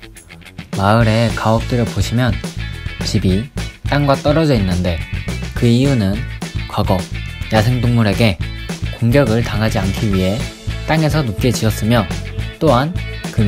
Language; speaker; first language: Korean; native; Korean